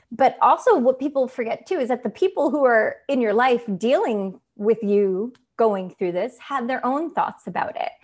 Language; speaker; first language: English; non-native, fluent; Italian